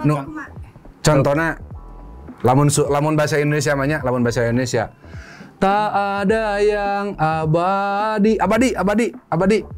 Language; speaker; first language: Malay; non-native, local second language; Sundanese